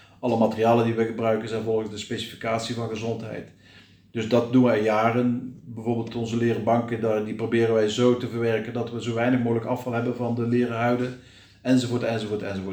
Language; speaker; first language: Dutch; native; Dutch